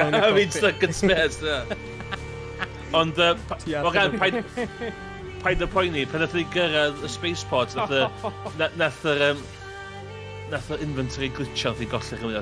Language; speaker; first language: Welsh; native; Welsh